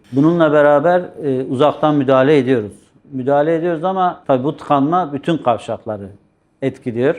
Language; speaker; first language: Turkish; native; Turkish